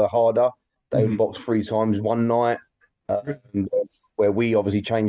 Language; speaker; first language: English; native; English